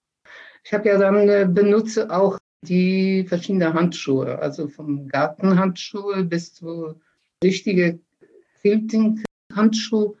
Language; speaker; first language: German; non-native, fluent; Polish